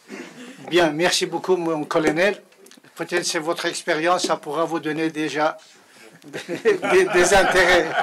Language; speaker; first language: French; non-native, fluent; Persian